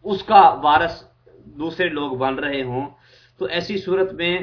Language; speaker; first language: Urdu; non-native, local second language; Punjabi